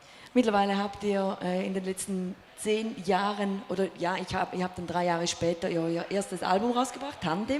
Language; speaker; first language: German; native; German